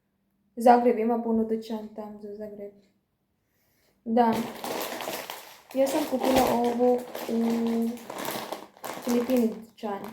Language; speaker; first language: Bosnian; non-native, learner; Filipino